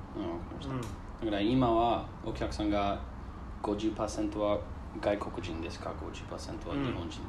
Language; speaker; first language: Japanese; non-native, learner; English